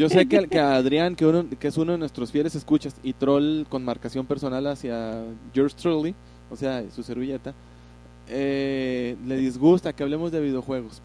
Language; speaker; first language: Spanish; native; Spanish